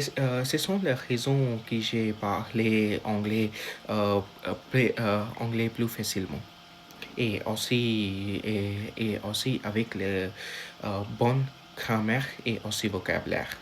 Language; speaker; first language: French; non-native, learner; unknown